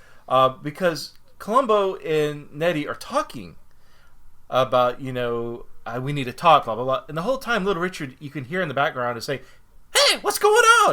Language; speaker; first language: English; native; English